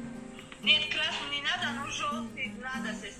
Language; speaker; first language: Russian; non-native, learner; Tajik